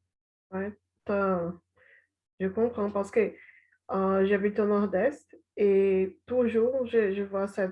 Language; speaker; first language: French; non-native, learner; Portuguese